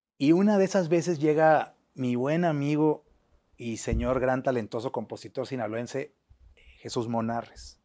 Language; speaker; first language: Spanish; native; Spanish